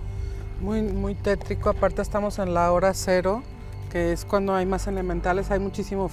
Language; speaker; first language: Spanish; native; Spanish